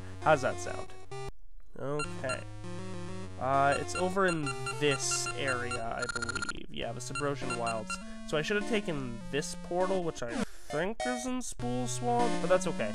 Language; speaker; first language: English; native; English